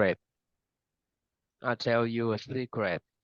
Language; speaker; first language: English; non-native, fluent; Vietnamese